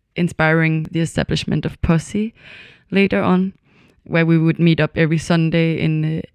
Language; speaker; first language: English; non-native, fluent; Danish